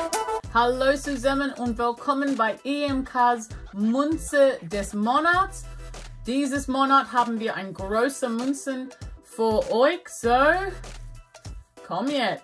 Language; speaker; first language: German; non-native, learner; English